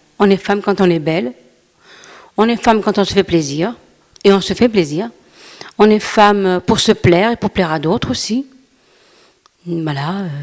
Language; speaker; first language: French; non-native, local second language; Arabic